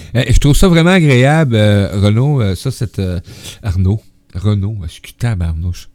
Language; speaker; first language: French; native; French